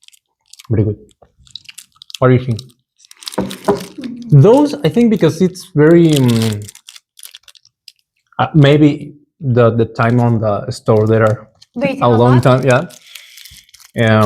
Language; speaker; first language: English; non-native, learner; Spanish